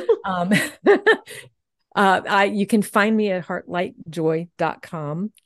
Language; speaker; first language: English; native; English